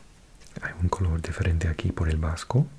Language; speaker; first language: Spanish; non-native, fluent; English